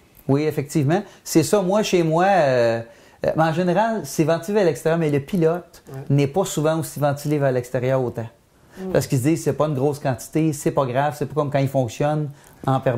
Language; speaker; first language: French; native; French